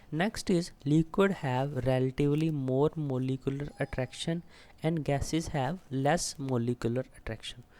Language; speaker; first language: English; non-native, local second language; Punjabi